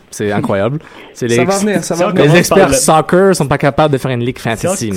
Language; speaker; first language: French; native; French